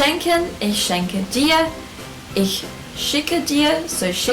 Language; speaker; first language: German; non-native, fluent; English